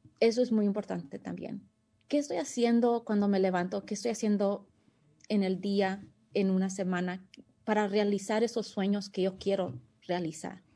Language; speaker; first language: Spanish; early bilingual, heritage; Spanish